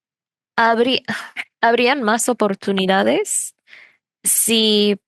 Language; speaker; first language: Spanish; non-native, fluent; English